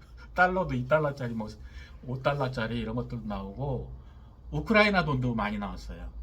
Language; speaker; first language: Korean; native; Korean